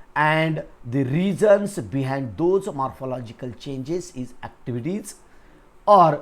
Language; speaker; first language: English; non-native, local second language; Marathi